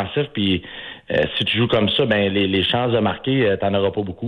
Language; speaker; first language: French; native; French